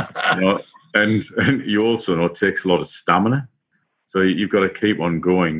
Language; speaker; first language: English; native; English